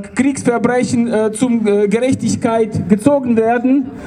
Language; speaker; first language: German; non-native, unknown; Russian